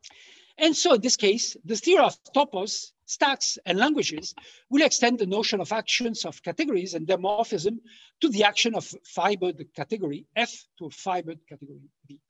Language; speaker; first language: English; non-native, fluent; French